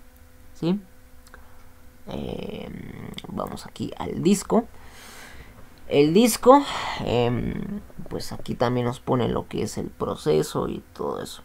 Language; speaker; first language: Spanish; native; Spanish